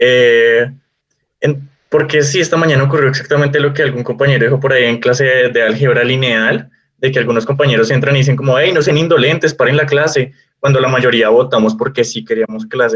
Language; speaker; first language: Spanish; native; Spanish